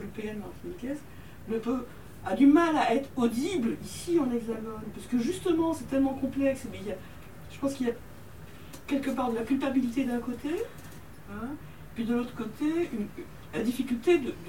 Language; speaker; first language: French; native; French